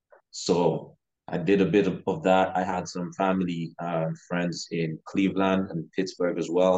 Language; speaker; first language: English; non-native, local second language; Ganda